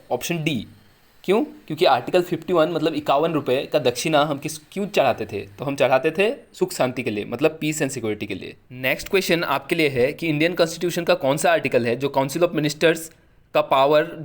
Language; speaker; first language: Hindi; native; Hindi